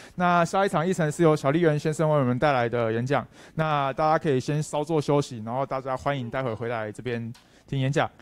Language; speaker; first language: Chinese; native; Chinese